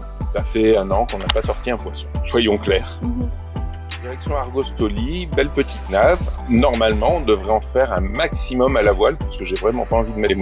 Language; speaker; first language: French; native; French